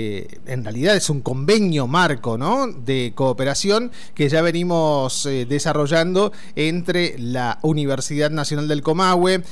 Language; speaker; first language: Spanish; native; Spanish